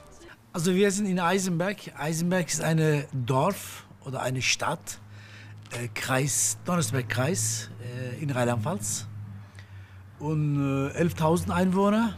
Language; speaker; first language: German; non-native, fluent; Turkish